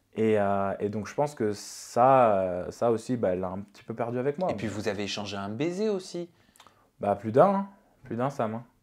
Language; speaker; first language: French; native; French